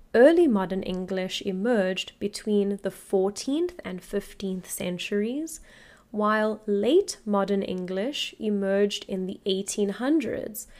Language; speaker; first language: English; native; English